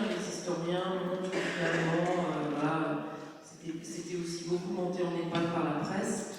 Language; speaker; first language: French; native; French